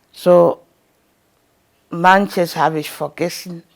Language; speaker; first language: German; non-native, learner; Ganda